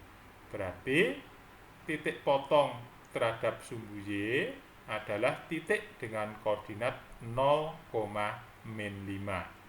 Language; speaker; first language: Indonesian; native; Indonesian